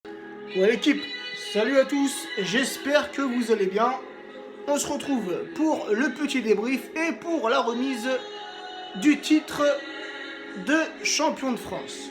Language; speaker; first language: French; native; French